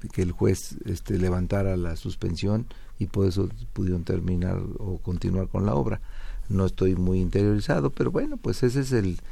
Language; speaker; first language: Spanish; native; Spanish